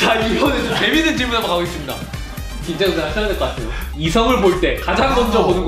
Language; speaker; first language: Korean; native; Korean